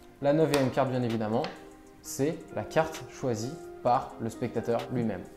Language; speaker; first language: French; native; French